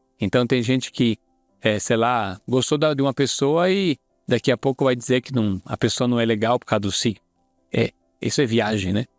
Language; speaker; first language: Portuguese; non-native, fluent; Italian